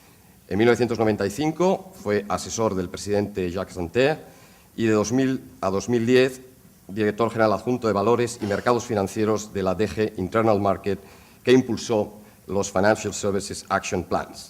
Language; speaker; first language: Spanish; native; Spanish